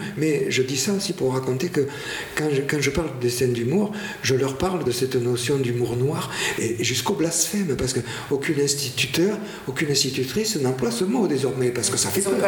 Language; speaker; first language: French; native; French